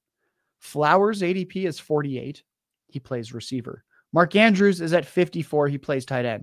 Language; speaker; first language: English; native; English